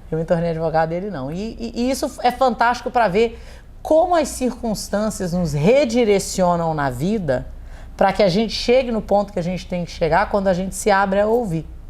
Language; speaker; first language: Portuguese; native; Portuguese